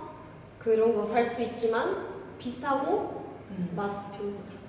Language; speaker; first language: Korean; non-native, learner; Portuguese